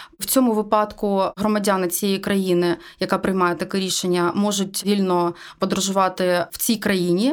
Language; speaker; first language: Ukrainian; native; Ukrainian